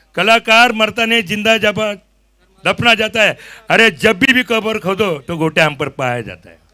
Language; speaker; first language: Hindi; non-native, local second language; Marathi